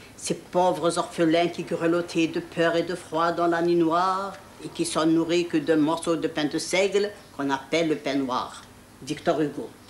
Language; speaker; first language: French; non-native, local second language; Arabic